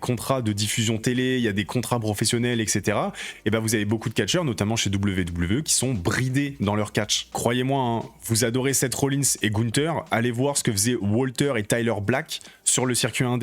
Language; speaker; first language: French; native; French